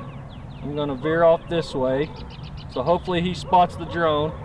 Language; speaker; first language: English; native; English